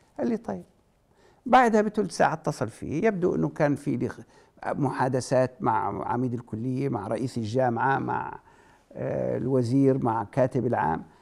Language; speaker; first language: Arabic; native; Arabic